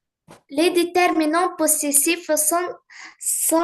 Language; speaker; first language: French; non-native, learner; Arabic